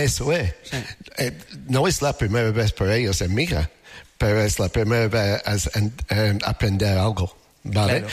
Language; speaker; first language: Spanish; non-native, learner; English